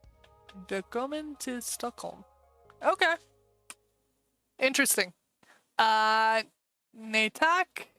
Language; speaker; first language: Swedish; non-native, learner; English